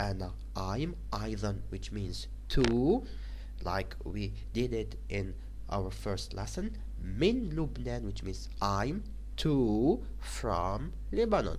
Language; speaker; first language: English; non-native, fluent; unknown